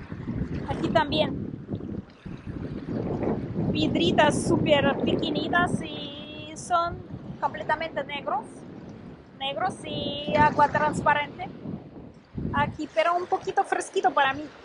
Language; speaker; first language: Spanish; non-native, learner; Russian